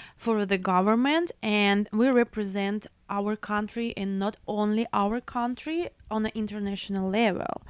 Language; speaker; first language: English; non-native, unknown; Russian